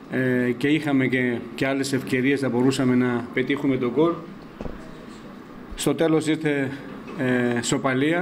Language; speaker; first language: Greek; non-native, fluent; Georgian